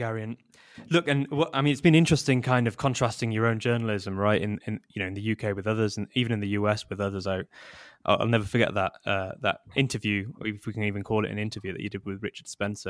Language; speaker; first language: English; native; English